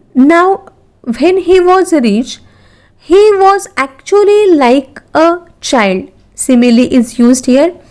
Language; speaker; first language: English; non-native, local second language; Marathi